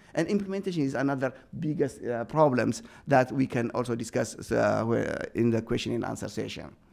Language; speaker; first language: English; non-native, fluent; Amharic